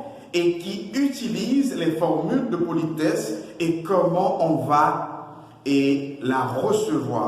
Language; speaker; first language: French; non-native, local second language; Haitian Creole